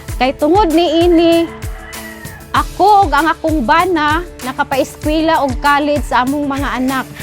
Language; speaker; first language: Cebuano; native; Cebuano